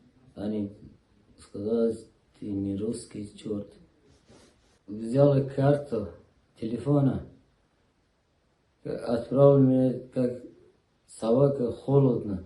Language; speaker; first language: Russian; non-native, learner; Uzbek